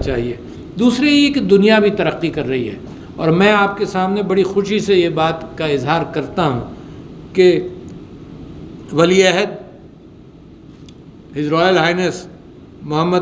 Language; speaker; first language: Urdu; native; Urdu